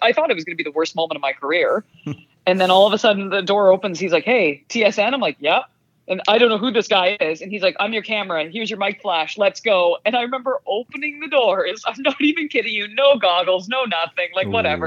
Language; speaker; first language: English; native; English